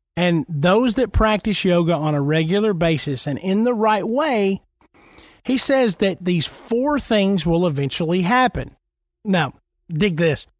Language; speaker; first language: English; native; English